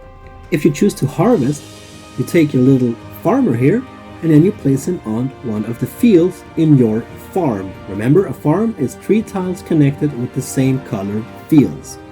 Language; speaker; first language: English; non-native, fluent; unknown